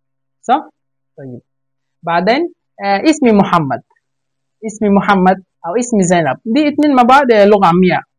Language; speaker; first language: Arabic; non-native, fluent; Bangla